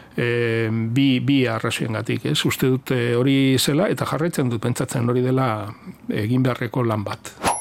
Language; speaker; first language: Basque; non-native, local second language; Spanish